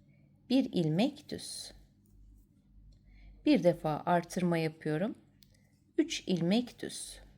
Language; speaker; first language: Turkish; native; Turkish